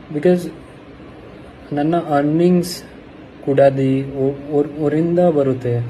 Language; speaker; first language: Kannada; non-native, learner; Hindi